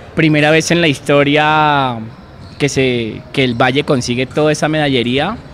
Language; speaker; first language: Spanish; native; Spanish